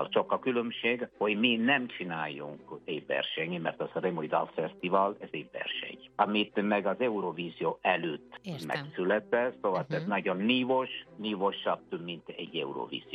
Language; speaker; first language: Hungarian; non-native, fluent; Italian